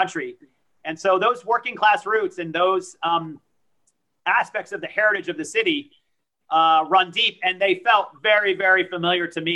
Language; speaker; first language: English; early bilingual, other home language; French